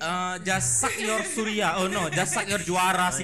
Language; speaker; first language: English; non-native, learner; Indonesian